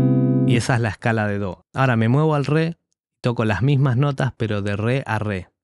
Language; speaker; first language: Spanish; native; Spanish